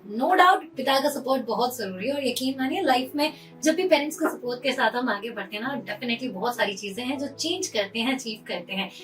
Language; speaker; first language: Hindi; native; Hindi